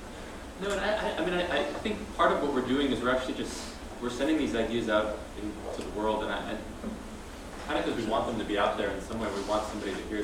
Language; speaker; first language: English; native; English